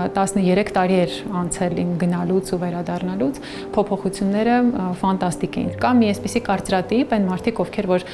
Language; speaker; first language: Armenian; native; Armenian